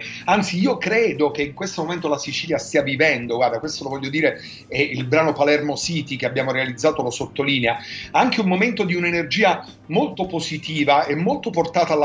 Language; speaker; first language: Italian; native; Italian